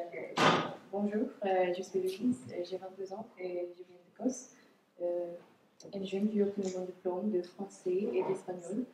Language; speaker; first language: French; non-native, fluent; English